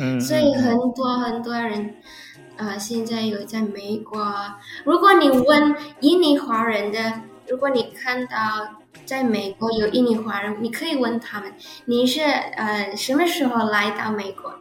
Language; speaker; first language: Chinese; early bilingual, heritage; Indonesian